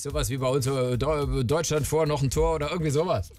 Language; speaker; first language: German; native; German